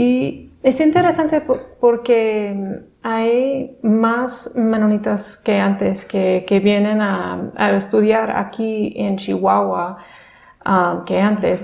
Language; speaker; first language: Spanish; non-native, fluent; English